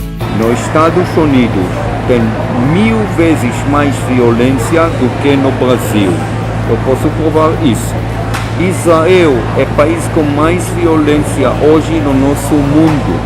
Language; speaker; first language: Portuguese; non-native, fluent; Hebrew